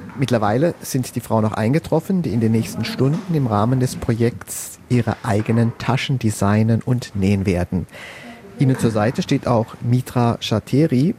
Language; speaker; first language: German; native; German